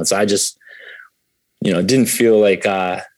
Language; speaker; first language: English; native; English